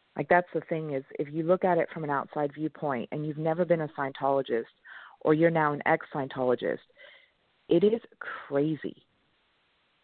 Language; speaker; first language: English; non-native, local second language; French